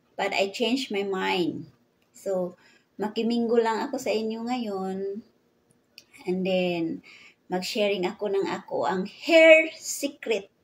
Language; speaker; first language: Filipino; non-native, local second language; Cebuano